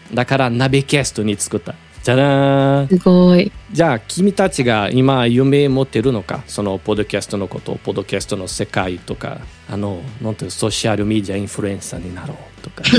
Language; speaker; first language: Japanese; non-native, learner; Portuguese